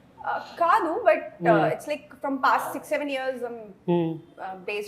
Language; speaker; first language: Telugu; non-native, fluent; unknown